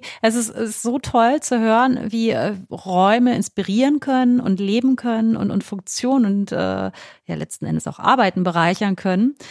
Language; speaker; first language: German; native; German